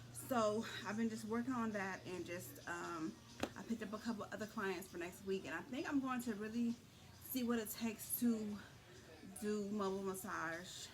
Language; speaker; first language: English; native; English